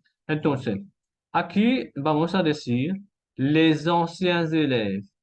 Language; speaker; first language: Spanish; non-native, fluent; French